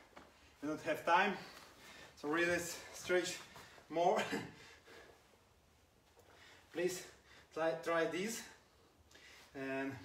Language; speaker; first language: English; non-native, learner; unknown